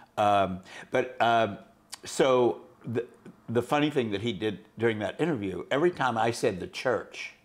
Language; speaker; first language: English; native; English